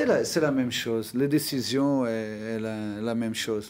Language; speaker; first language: French; non-native, learner; Portuguese